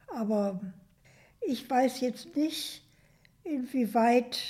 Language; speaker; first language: German; native; German